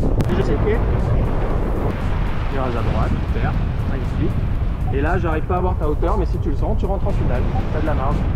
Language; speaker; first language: French; native; French